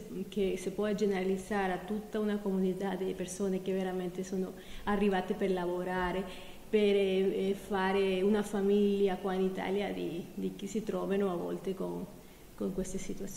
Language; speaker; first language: Italian; non-native, fluent; Spanish